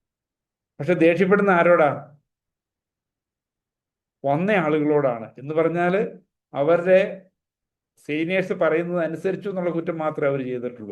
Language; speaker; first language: Malayalam; native; Malayalam